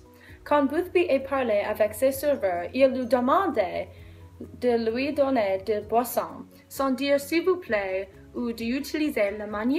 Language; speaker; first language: French; non-native, learner; English